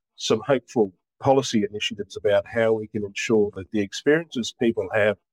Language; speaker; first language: English; native; English